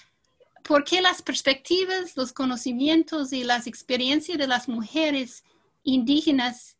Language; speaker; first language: Spanish; non-native, fluent; English